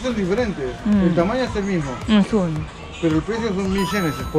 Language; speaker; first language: Spanish; native; Spanish